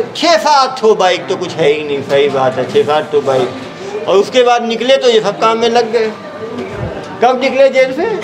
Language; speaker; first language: Hindi; native; Hindi